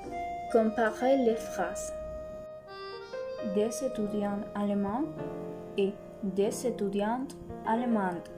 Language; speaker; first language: French; non-native, learner; Spanish